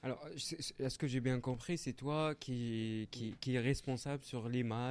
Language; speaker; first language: French; native; French